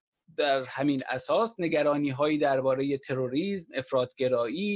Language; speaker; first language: Persian; native; Persian